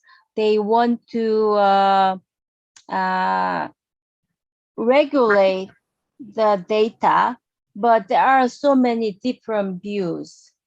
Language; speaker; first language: English; non-native, fluent; Korean